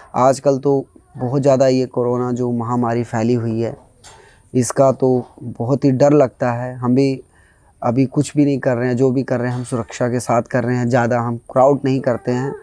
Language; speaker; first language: Hindi; non-native, local second language; Bhojpuri